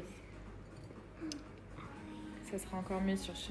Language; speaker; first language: French; native; French